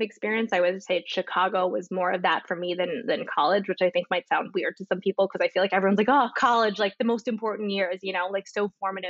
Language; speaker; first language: English; native; English